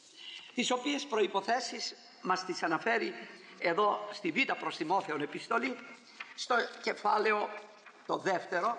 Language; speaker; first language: Greek; native; Greek